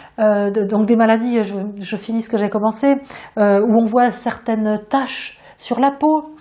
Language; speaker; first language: French; native; French